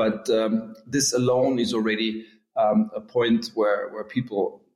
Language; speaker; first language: English; non-native, fluent; German